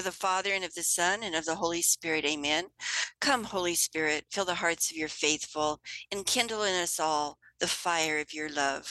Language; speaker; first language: English; native; English